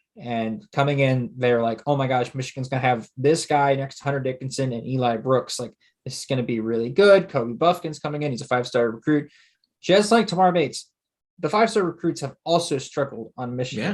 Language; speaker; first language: English; native; English